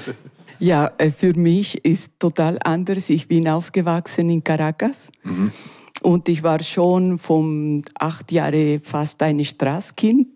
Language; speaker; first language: German; non-native, learner; Spanish